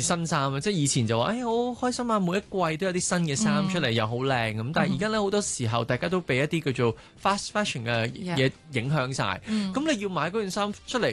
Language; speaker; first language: Cantonese; native; Cantonese